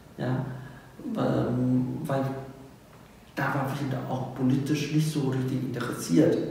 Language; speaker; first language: German; non-native, fluent; Vietnamese